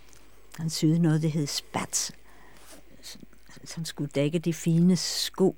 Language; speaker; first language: Danish; non-native, fluent; English